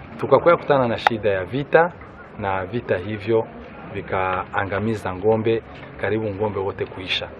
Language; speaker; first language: Swahili; non-native, local second language; Kinyarwanda